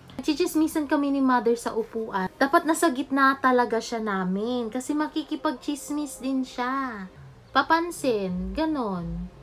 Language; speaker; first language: Filipino; non-native, local second language; Cebuano